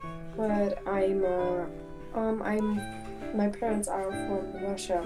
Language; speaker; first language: English; non-native, fluent; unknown